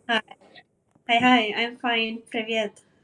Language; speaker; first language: English; non-native, fluent; Russian